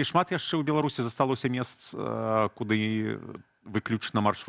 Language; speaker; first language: Belarusian; native; Belarusian